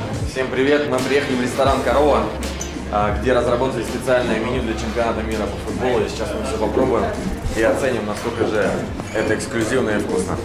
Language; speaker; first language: Russian; native; Russian